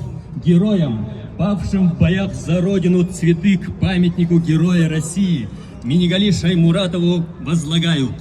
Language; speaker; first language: Russian; native; Russian